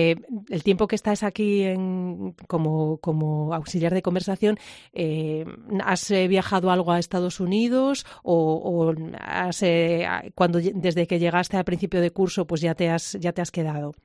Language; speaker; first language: Spanish; native; Spanish